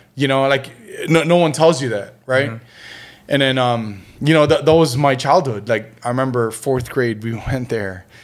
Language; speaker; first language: English; early bilingual, other home language; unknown